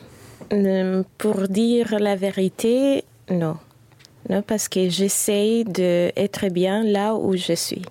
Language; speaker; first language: French; non-native, fluent; Spanish